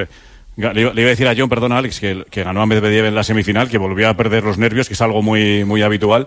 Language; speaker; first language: Spanish; native; Spanish